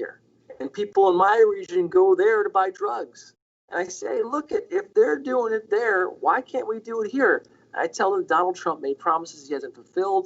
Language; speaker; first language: English; native; English